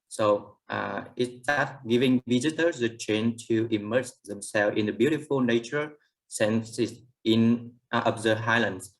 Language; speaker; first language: English; non-native, learner; Vietnamese